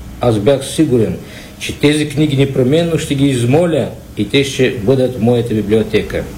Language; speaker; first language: Bulgarian; early bilingual, heritage; Bulgarian